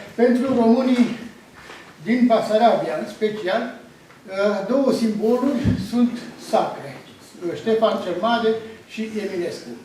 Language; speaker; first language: Romanian; native; Romanian